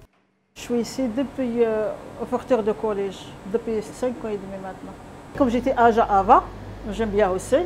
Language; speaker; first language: French; non-native, fluent; Romanian